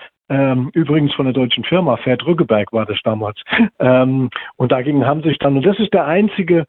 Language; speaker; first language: German; native; German